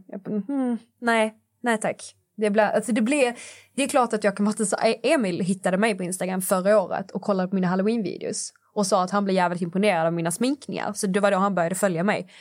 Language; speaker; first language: Swedish; native; Swedish